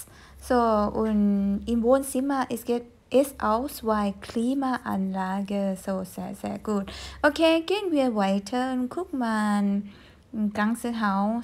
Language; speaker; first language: German; non-native, fluent; Thai